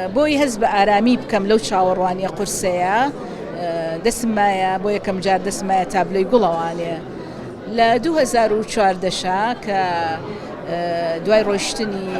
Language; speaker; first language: Central Kurdish; native; Central Kurdish